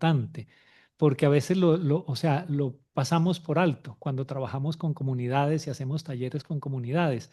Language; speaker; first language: Spanish; native; Spanish